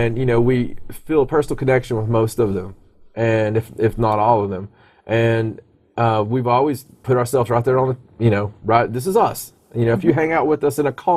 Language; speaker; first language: English; native; English